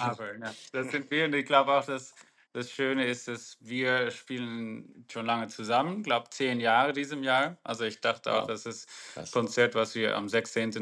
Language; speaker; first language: German; non-native, fluent; Dutch